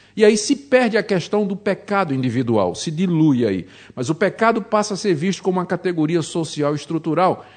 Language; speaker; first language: Portuguese; native; Portuguese